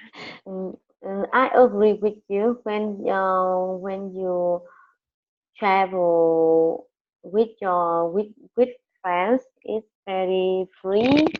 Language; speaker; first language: English; non-native, learner; Vietnamese